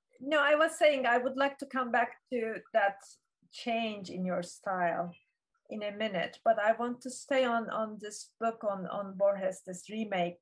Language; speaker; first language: English; non-native, fluent; Turkish